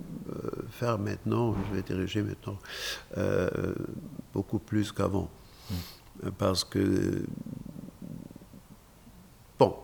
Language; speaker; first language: French; non-native, fluent; German